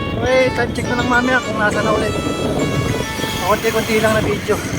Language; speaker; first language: Filipino; native; Filipino